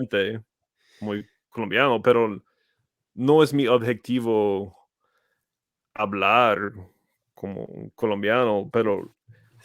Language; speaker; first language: Spanish; non-native, fluent; English